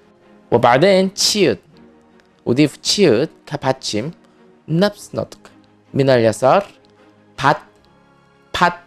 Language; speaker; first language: Arabic; non-native, fluent; Korean